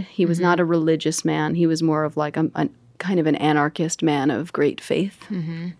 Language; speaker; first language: English; native; English